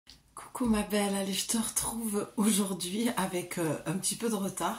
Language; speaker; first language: French; native; French